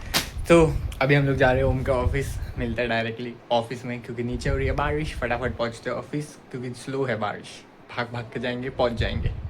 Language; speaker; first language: Hindi; native; Hindi